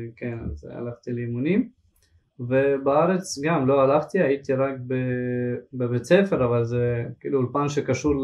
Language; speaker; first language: Hebrew; early bilingual, other home language; Ukrainian